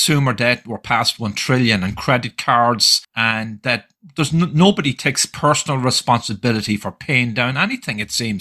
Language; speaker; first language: English; native; English